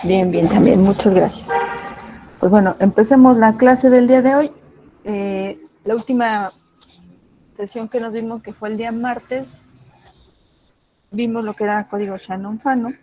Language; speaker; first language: Spanish; native; Spanish